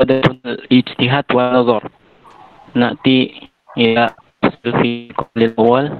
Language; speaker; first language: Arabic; non-native, learner; Indonesian